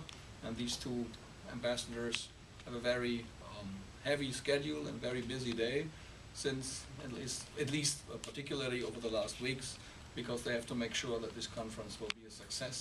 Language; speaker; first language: English; non-native, fluent; German